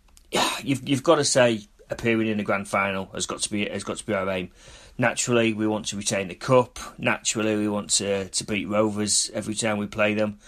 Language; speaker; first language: English; native; English